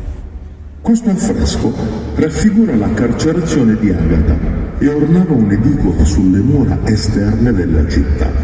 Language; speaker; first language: Italian; native; Italian